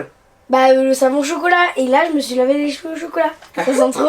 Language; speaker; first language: French; native; French